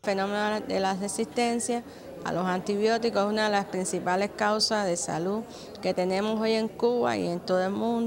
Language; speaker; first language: Spanish; native; Spanish